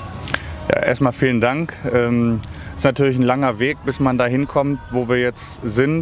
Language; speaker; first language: German; native; German